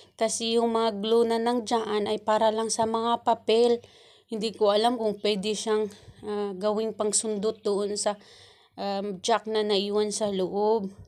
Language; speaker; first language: Filipino; native; Filipino